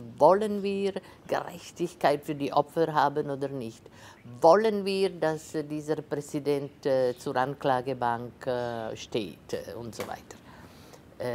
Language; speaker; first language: German; non-native, local second language; Italian